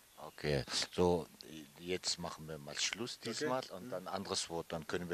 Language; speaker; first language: German; non-native, fluent; Mongolian